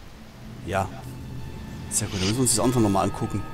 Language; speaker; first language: German; native; German